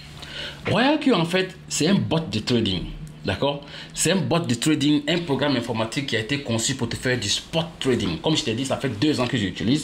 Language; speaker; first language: French; native; French